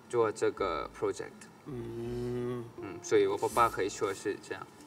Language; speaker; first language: Chinese; non-native, learner; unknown